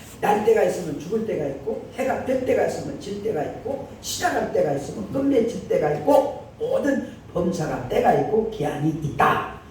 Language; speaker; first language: Korean; native; Korean